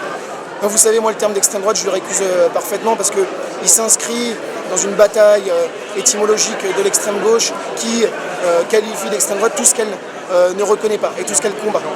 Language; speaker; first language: French; native; French